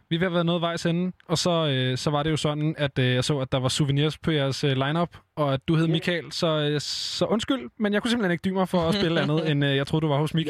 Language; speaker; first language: Danish; native; Danish